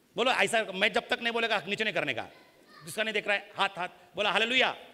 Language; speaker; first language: Hindi; non-native, local second language; Marathi